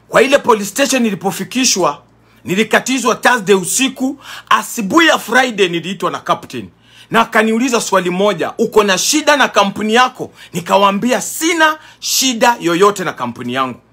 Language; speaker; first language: Swahili; native; Swahili